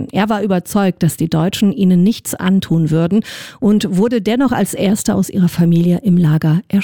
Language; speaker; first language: German; native; German